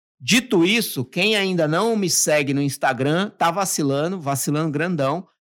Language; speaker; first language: Portuguese; native; Portuguese